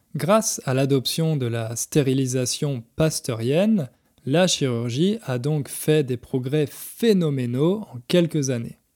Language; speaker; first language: French; native; French